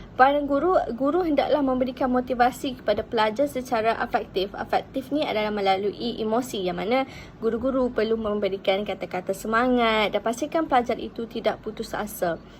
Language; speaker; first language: Malay; native; Malay